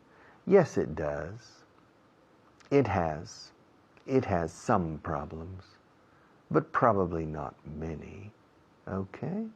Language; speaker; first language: English; non-native, fluent; Spanish